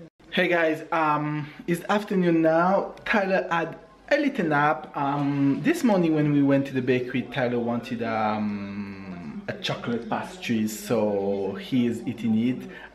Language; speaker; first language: English; non-native, fluent; French